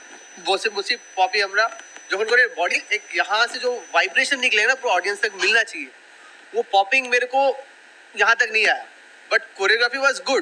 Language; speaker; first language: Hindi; non-native, local second language; Bangla